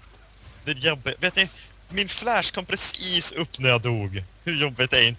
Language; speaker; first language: Swedish; native; Swedish